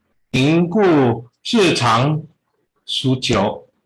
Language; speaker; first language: Chinese; non-native, fluent; Filipino